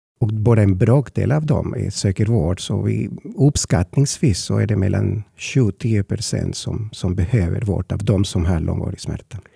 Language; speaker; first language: Swedish; non-native, fluent; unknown